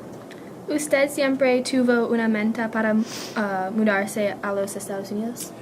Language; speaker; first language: Spanish; non-native, learner; English